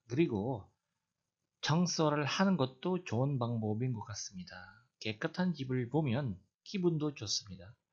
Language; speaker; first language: Korean; non-native, fluent; Indonesian